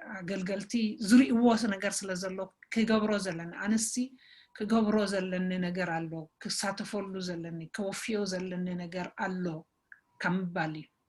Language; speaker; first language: Tigrinya; native; Tigrinya